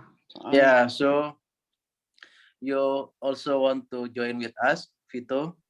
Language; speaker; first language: English; non-native, learner; Indonesian